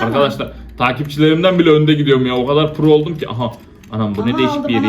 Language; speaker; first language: Turkish; native; Turkish